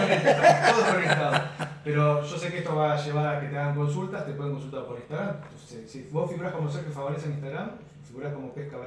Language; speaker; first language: Spanish; native; Spanish